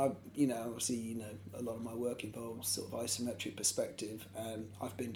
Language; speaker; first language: English; native; English